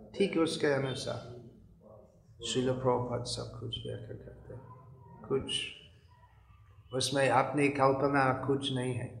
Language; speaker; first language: Hindi; non-native, fluent; English